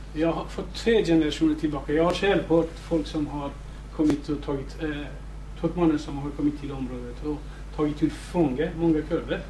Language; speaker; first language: Swedish; non-native, fluent; Kurdish